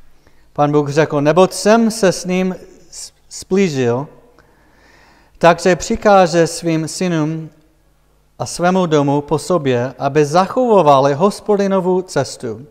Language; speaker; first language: Czech; non-native, fluent; English